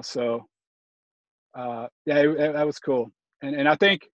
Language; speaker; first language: English; native; English